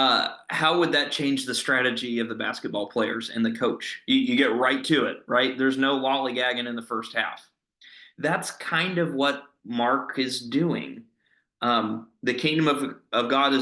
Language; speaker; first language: English; native; English